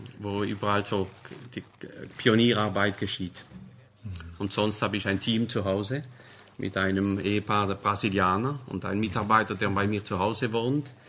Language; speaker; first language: German; non-native, local second language; French